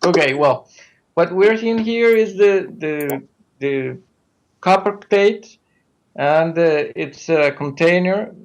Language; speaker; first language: English; non-native, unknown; Spanish